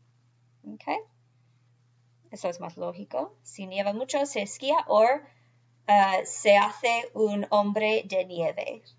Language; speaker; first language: Spanish; non-native, fluent; English